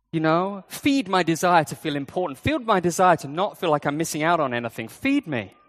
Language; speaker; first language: English; native; English